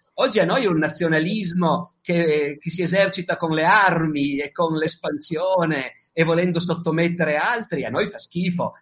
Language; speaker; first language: Italian; native; Italian